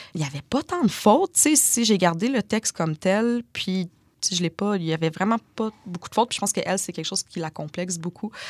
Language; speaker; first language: French; native; French